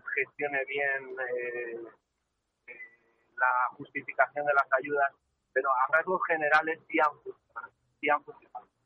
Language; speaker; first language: Spanish; native; Spanish